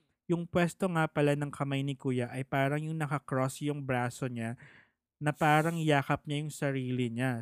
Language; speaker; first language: Filipino; native; Filipino